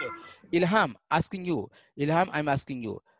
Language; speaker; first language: English; non-native, fluent; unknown